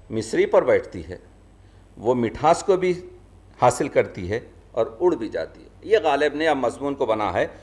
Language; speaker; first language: Urdu; native; Urdu